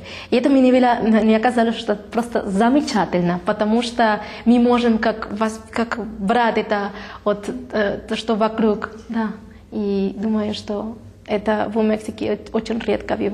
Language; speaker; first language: Russian; non-native, fluent; Spanish